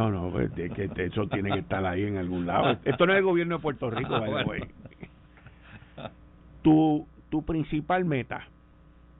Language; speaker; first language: Spanish; native; Spanish